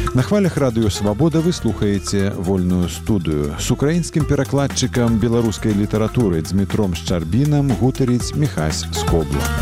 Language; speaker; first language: Belarusian; native; Belarusian